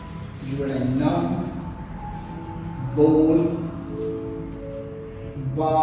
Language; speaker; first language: Vietnamese; non-native, learner; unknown